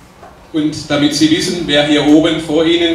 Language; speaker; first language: German; native; German